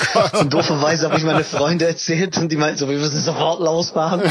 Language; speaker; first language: German; non-native, fluent; English